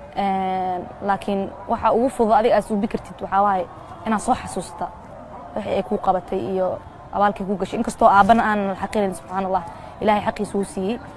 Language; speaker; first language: Somali; early bilingual, heritage; Somali